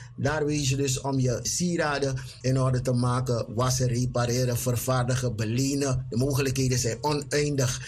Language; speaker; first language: Dutch; native; Dutch